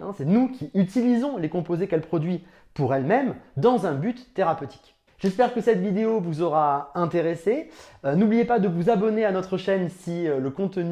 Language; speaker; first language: French; native; French